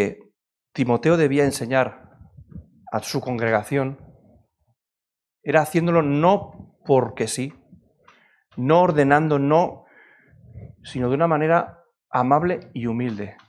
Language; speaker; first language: Spanish; native; Spanish